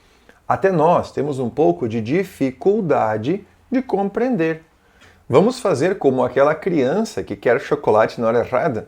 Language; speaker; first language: Portuguese; native; Portuguese